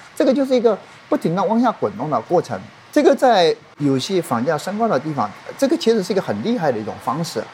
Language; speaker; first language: Chinese; native; Chinese